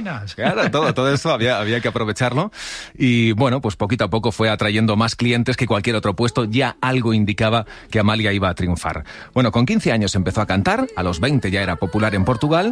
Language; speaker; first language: Spanish; native; Spanish